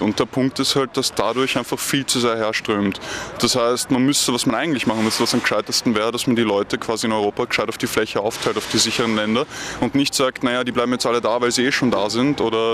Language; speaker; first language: German; native; German